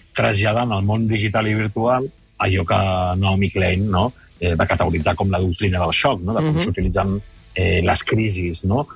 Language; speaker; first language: Catalan; non-native, local second language; Spanish